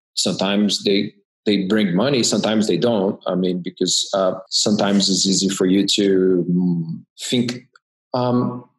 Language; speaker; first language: English; non-native, fluent; Portuguese